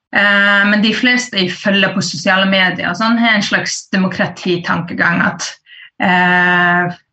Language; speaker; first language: Norwegian; early bilingual, other home language; Persian